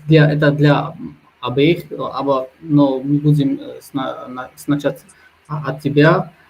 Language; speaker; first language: Russian; non-native, learner; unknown